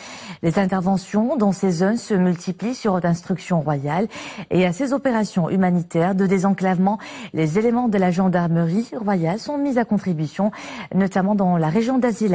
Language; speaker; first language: French; non-native, local second language; Arabic